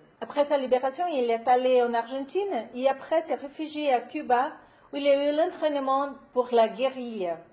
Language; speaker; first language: French; non-native, fluent; Portuguese